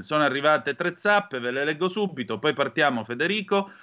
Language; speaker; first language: Italian; native; Italian